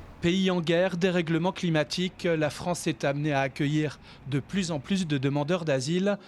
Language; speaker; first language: French; native; French